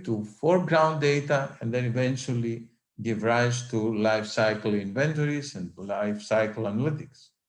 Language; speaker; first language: English; non-native, fluent; Greek